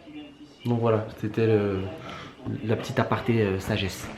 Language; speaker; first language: French; native; French